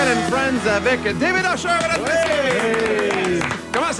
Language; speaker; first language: French; native; French